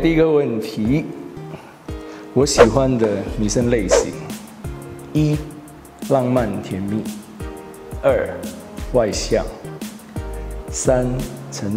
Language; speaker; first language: Chinese; non-native, fluent; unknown